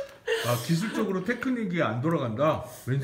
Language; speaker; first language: Korean; native; Korean